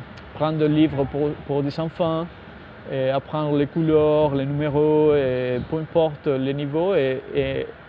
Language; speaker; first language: French; non-native, fluent; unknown